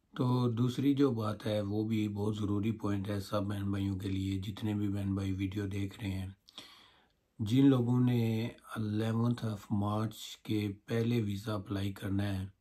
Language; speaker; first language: Urdu; non-native, local second language; Punjabi